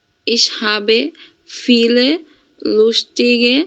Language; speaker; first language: German; non-native, learner; Bangla